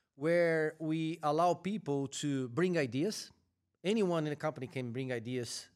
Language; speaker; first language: English; non-native, fluent; Portuguese